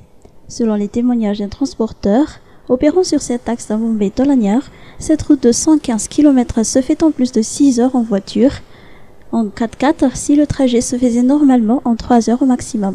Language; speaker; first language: French; non-native, local second language; Malagasy